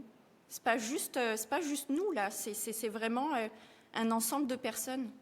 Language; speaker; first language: French; native; French